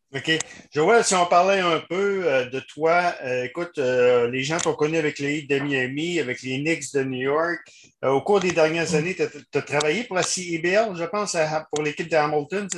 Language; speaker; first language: French; native; French